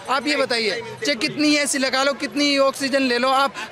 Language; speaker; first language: Hindi; native; Hindi